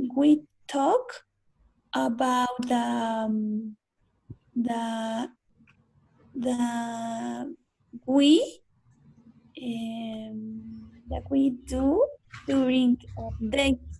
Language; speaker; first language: English; non-native, learner; Spanish